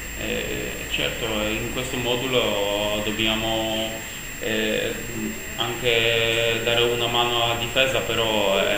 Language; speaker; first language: Italian; non-native, learner; Polish